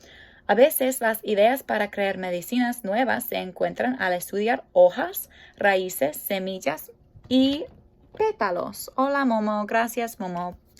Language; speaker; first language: Spanish; non-native, fluent; English